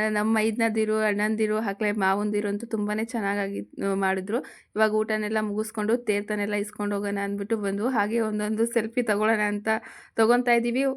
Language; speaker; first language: Kannada; non-native, local second language; Lambadi